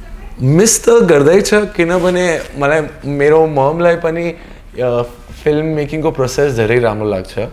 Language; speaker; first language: Nepali; non-native, learner; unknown